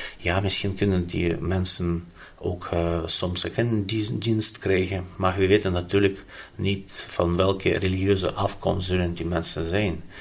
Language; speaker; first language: Dutch; non-native, fluent; Ukrainian